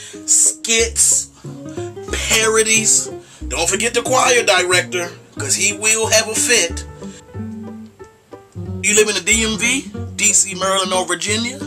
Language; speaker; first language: English; native; English